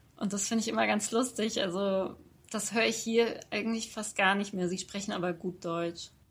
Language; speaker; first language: German; early bilingual, other home language; Persian